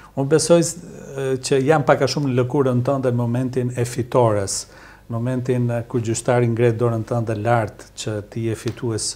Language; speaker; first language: Albanian; native; Albanian